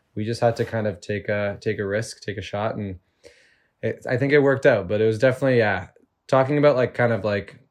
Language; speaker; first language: English; native; English